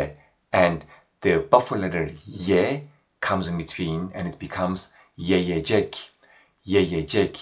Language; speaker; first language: English; non-native, fluent; Turkish